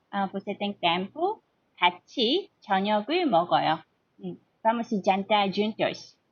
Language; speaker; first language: Portuguese; non-native, learner; Korean